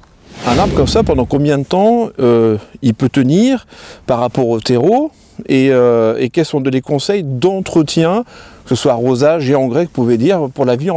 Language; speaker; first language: French; native; French